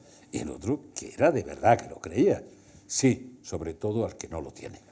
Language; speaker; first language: Spanish; native; Spanish